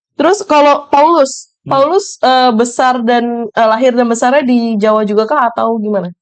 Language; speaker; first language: Indonesian; native; Indonesian